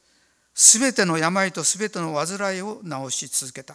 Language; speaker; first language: Japanese; native; Japanese